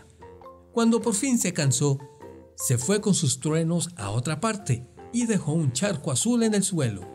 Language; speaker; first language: Spanish; native; Spanish